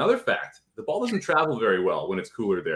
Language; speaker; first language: English; native; English